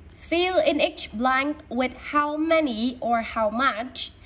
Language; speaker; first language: English; non-native, fluent; Vietnamese